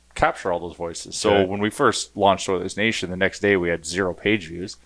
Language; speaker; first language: English; native; English